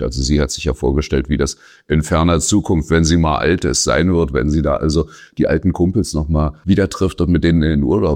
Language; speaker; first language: German; native; German